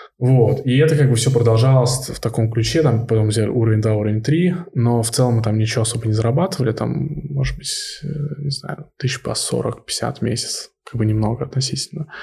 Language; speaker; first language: Russian; early bilingual, heritage; Russian